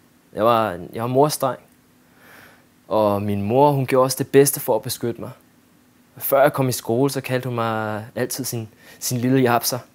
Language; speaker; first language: Danish; early bilingual, other home language; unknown